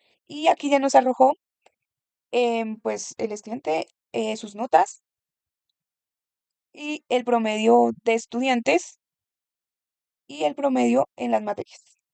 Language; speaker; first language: Spanish; native; Spanish